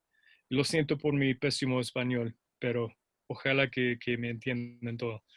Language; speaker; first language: Spanish; non-native, fluent; English